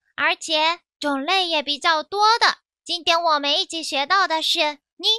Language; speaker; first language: Chinese; non-native, fluent; Japanese